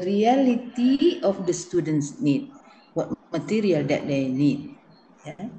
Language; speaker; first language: English; non-native, learner; Indonesian